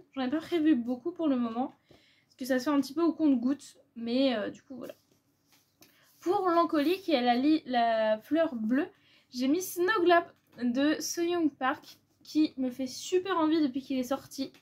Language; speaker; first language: French; native; French